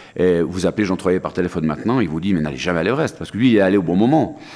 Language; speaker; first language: French; native; French